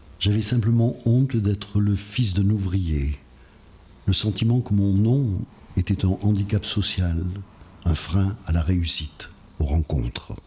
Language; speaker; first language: French; early bilingual, other home language; Spanish